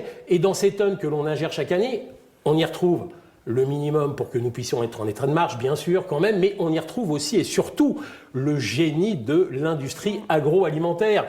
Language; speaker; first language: French; native; French